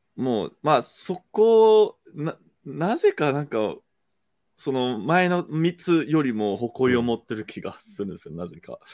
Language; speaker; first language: Japanese; non-native, fluent; English